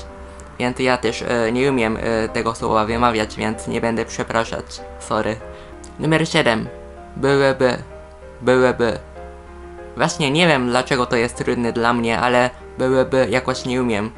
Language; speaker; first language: Polish; non-native, fluent; Japanese